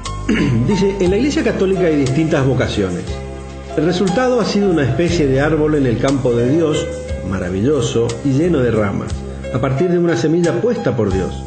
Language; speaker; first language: Spanish; native; Spanish